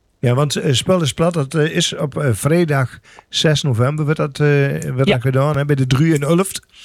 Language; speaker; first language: Dutch; native; Dutch